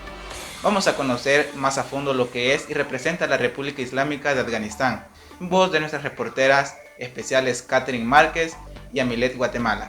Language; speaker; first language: Spanish; native; Spanish